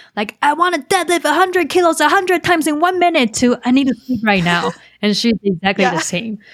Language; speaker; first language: English; non-native, fluent; Chinese